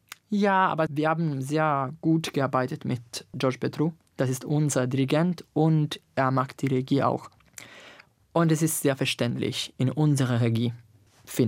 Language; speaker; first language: German; non-native, learner; Italian